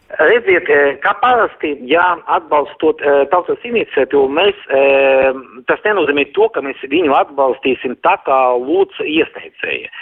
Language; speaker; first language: Latvian; non-native, local second language; Russian